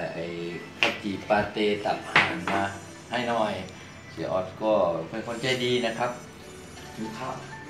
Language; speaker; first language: Thai; native; Thai